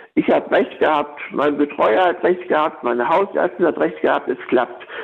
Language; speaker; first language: German; native; German